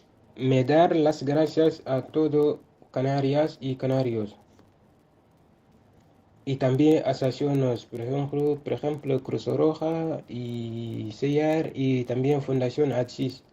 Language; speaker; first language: Spanish; non-native, learner; Soninke